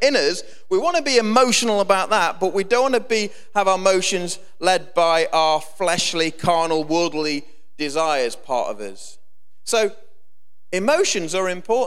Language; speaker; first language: English; native; English